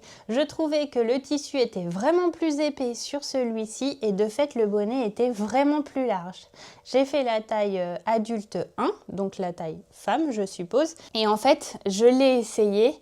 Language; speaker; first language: French; native; French